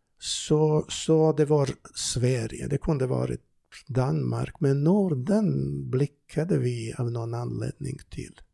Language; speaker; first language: Swedish; non-native, fluent; Serbian